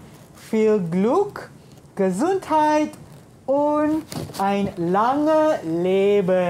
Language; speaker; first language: German; non-native, learner; Malay